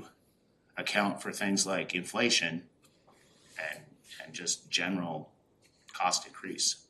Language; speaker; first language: English; native; English